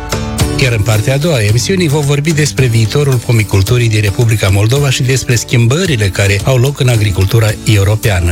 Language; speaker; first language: Romanian; native; Romanian